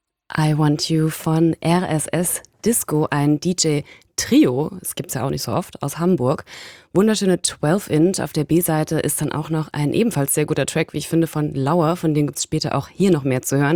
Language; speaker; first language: German; native; German